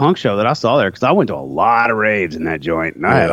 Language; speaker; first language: English; native; English